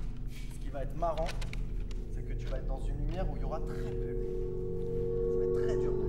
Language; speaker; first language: French; native; French